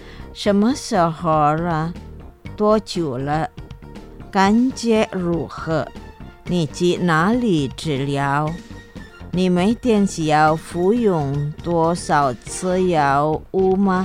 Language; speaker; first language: Chinese; non-native, learner; Indonesian